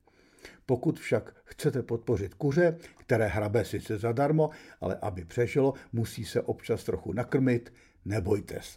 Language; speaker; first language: Czech; native; Czech